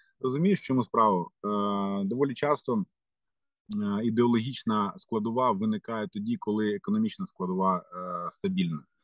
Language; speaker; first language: Ukrainian; non-native, local second language; Russian